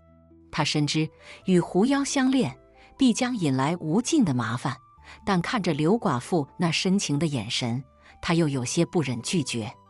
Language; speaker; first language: Chinese; native; Chinese